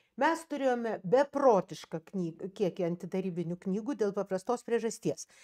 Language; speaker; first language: Lithuanian; native; Lithuanian